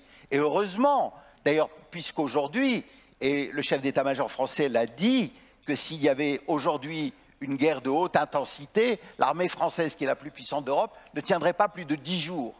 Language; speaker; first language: French; native; French